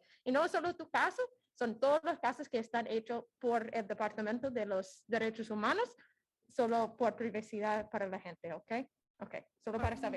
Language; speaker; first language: Spanish; non-native, fluent; English